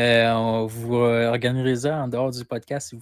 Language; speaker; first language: French; native; French